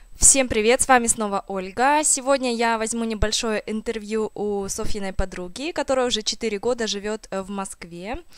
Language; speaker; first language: Russian; native; Russian